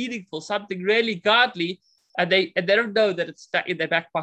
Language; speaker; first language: English; native; English